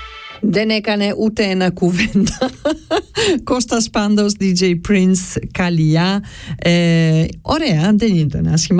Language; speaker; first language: Greek; early bilingual, heritage; Greek